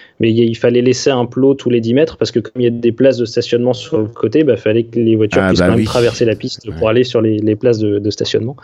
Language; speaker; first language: French; native; French